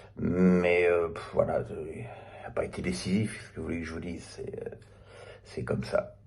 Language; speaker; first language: French; native; French